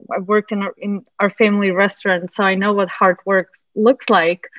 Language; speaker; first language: English; non-native, fluent; Macedonian